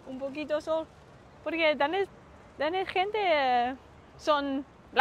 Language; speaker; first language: Spanish; non-native, learner; Danish